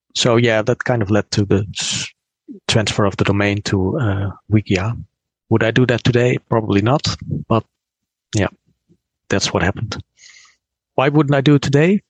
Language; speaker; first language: English; non-native, fluent; Dutch